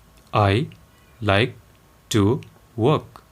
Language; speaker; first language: English; non-native, local second language; Nepali